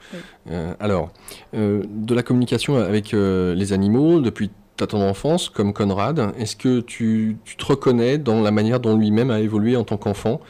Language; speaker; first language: French; native; French